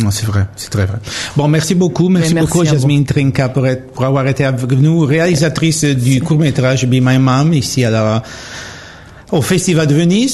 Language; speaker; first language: French; non-native, fluent; Italian